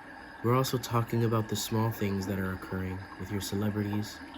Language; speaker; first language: English; native; English